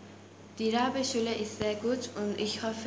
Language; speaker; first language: German; non-native, learner; Turkish